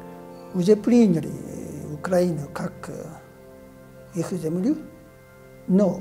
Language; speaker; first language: Russian; non-native, fluent; Japanese